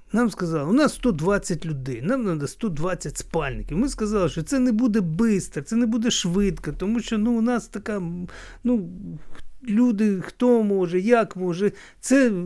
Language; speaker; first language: Ukrainian; non-native, local second language; Russian